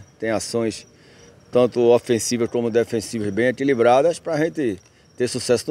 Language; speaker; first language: Portuguese; native; Portuguese